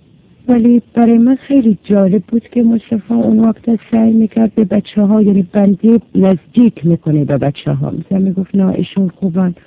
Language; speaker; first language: Persian; non-native, learner; Arabic